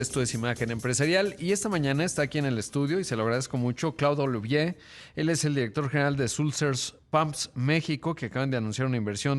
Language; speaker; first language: Spanish; native; Spanish